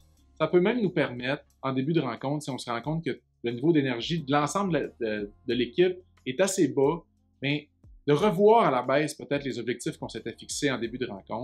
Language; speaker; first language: French; native; French